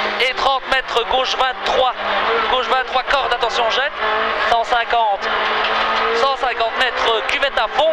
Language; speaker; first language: French; native; French